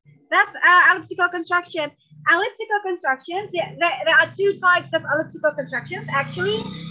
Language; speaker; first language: English; non-native, fluent; Indonesian